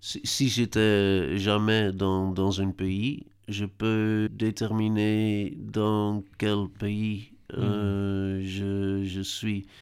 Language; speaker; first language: French; non-native, learner; Dutch